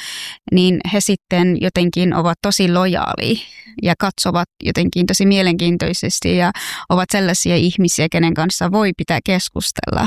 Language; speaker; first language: Finnish; non-native, fluent; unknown